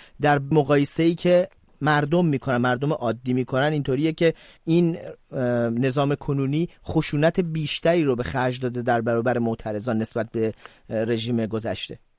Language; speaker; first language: Persian; native; Persian